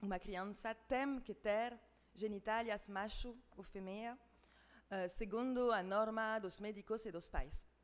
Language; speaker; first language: Portuguese; non-native, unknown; French